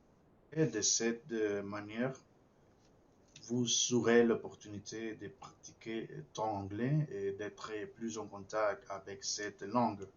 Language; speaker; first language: French; non-native, fluent; Spanish